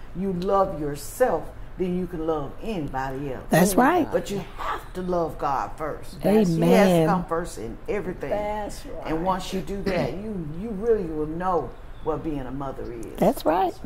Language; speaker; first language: English; native; English